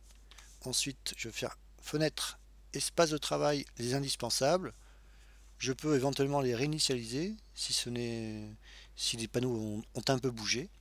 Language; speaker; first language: French; native; French